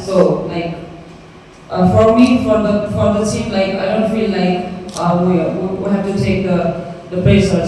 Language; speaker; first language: English; non-native, fluent; Nepali